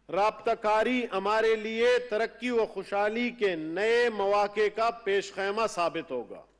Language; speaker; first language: Urdu; non-native, local second language; Baluchi